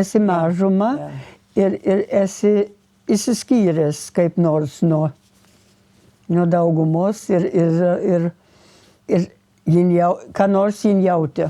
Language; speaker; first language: Lithuanian; early bilingual, heritage; Lithuanian